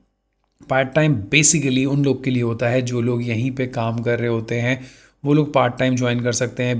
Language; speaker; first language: Hindi; native; Hindi